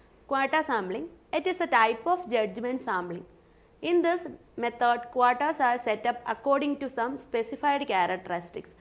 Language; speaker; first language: English; non-native, local second language; Malayalam